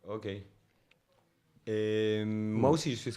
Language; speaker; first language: French; non-native, fluent; Spanish